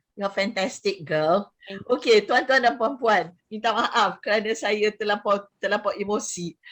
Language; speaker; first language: Malay; native; Malay